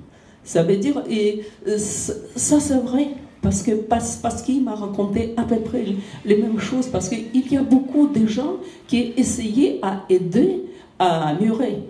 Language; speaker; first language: French; non-native, fluent; Russian